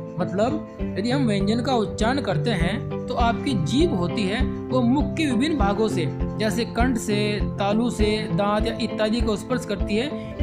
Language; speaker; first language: Hindi; native; Hindi